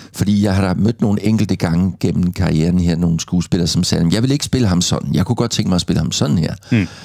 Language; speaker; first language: Danish; native; Danish